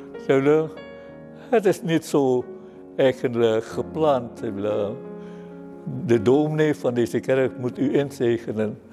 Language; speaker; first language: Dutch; non-native, fluent; Indonesian